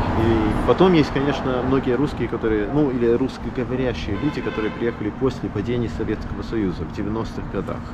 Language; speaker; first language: Russian; early bilingual, heritage; Russian